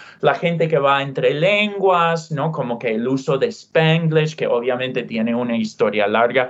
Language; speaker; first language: Spanish; non-native, fluent; English